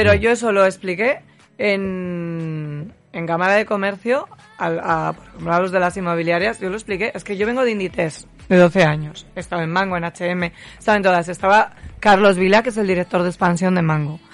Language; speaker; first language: Spanish; native; Spanish